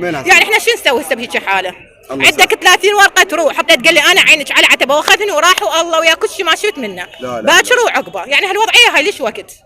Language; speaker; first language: Arabic; native; Arabic